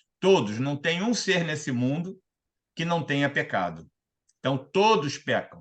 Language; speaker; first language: Portuguese; native; Portuguese